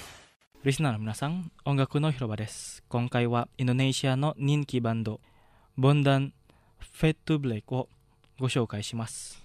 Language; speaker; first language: Japanese; non-native, learner; Indonesian